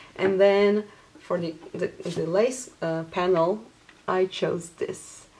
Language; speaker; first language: English; non-native, fluent; Polish